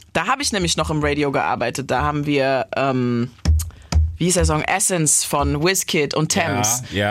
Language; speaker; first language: German; native; German